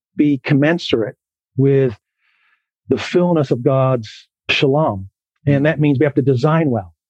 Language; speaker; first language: English; native; English